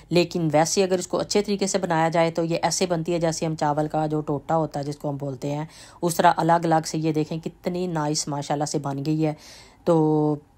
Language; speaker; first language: Urdu; native; Urdu